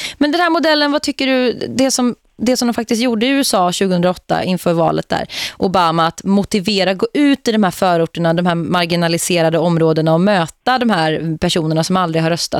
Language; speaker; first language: Swedish; native; Swedish